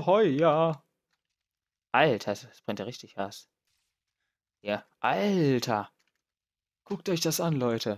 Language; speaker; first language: German; native; German